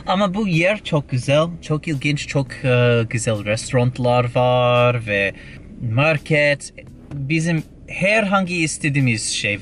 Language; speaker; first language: Turkish; non-native, learner; English